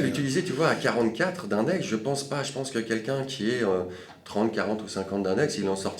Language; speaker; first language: French; native; French